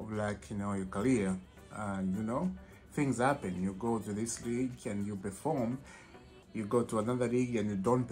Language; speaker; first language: English; non-native, fluent; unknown